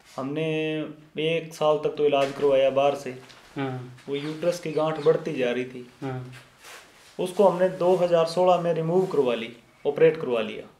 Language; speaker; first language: Hindi; native; Hindi